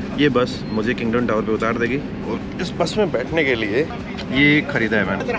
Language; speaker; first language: Hindi; native; Hindi